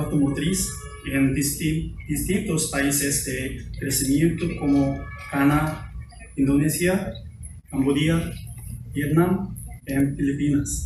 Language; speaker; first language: Spanish; non-native, fluent; Korean